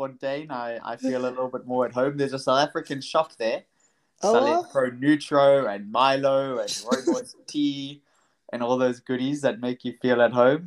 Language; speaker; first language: English; native; English